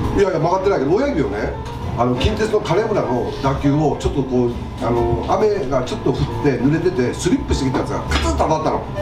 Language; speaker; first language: Japanese; native; Japanese